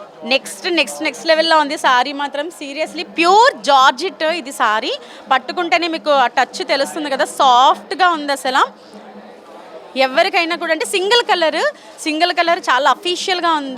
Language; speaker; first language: Telugu; native; Telugu